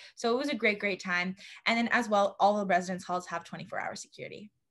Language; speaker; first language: English; native; English